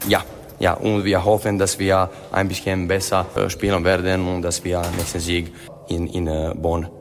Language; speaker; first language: German; non-native, fluent; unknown